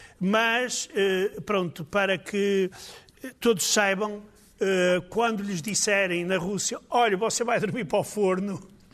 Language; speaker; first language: Portuguese; native; Portuguese